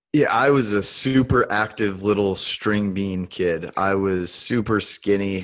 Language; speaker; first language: English; native; English